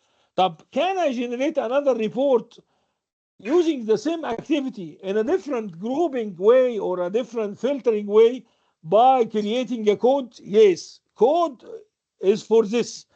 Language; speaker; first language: English; non-native, fluent; Arabic